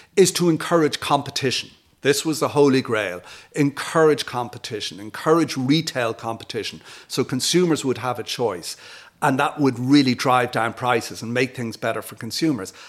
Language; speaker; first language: English; native; English